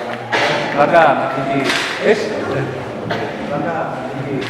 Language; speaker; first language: Indonesian; native; Indonesian